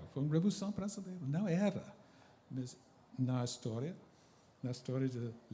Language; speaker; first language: Portuguese; non-native, fluent; English